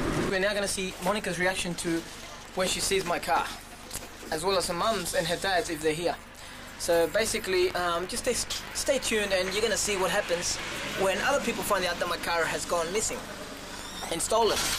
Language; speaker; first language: English; early bilingual, other home language; Spanish